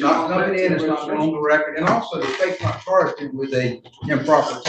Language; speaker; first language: English; native; English